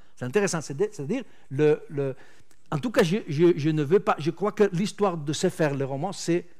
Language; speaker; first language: French; non-native, fluent; Spanish